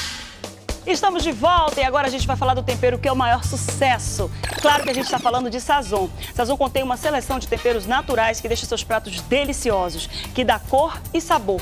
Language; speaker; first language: Portuguese; native; Portuguese